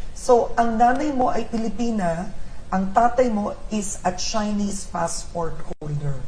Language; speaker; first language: Filipino; native; Filipino